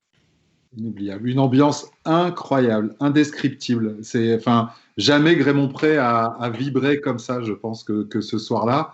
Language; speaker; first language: French; native; French